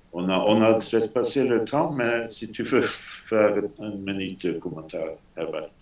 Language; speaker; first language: French; non-native, fluent; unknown